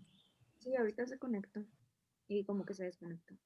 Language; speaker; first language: Spanish; native; Spanish